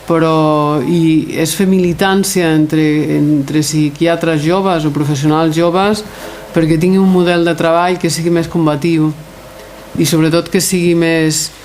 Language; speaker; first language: Catalan; native; Catalan